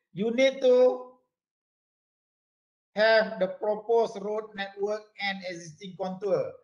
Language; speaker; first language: English; non-native, local second language; Malay